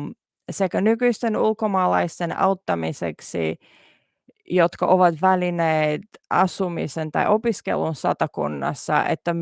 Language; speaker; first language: Finnish; non-native, learner; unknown